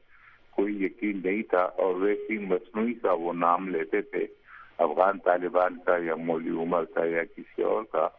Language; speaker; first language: Urdu; native; Urdu